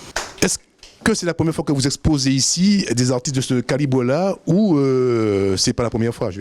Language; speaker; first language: French; native; French